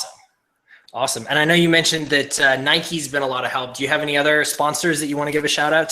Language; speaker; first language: English; native; English